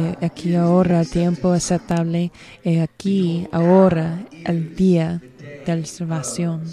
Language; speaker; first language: Spanish; non-native, learner; English